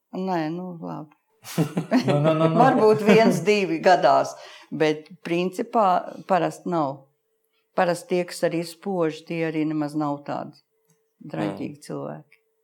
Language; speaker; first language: Latvian; native; Latvian